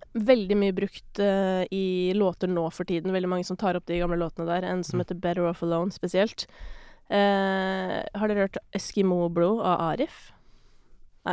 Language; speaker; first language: Norwegian; native; Norwegian